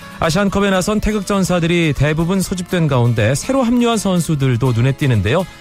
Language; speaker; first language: Korean; native; Korean